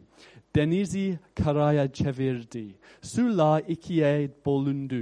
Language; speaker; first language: Turkish; non-native, fluent; English